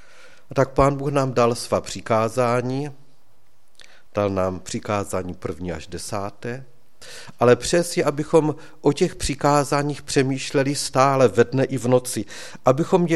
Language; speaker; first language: Czech; native; Czech